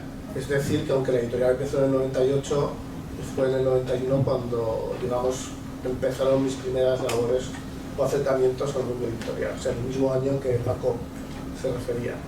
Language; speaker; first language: Spanish; native; Spanish